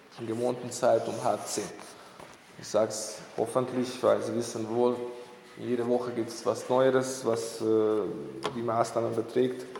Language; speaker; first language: German; non-native, fluent; Hungarian